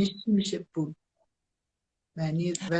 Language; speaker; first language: Persian; native; Persian